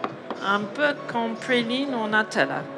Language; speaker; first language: French; non-native, learner; English